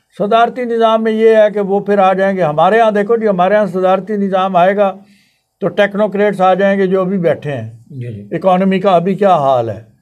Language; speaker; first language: Urdu; non-native, local second language; Punjabi